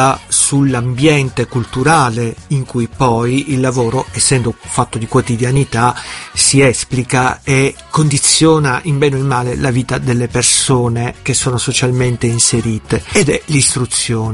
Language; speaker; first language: Italian; native; Italian